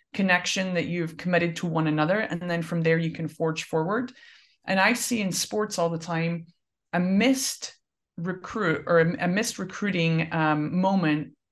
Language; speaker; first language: English; native; English